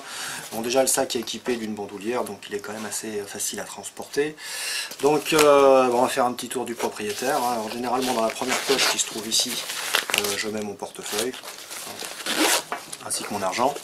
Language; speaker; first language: French; native; French